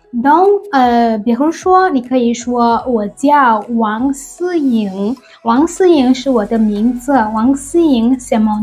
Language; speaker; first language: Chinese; non-native, fluent; French